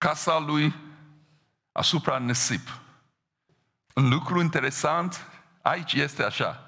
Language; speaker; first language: Romanian; non-native, fluent; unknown